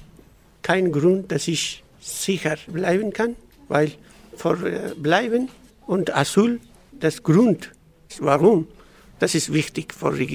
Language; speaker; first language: German; non-native, learner; Persian